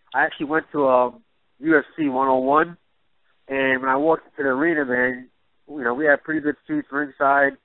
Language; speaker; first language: English; native; English